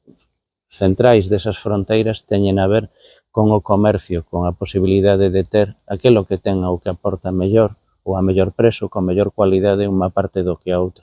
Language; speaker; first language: Galician; native; Galician